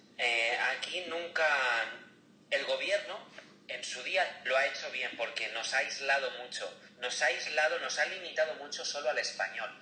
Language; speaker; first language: Spanish; native; Spanish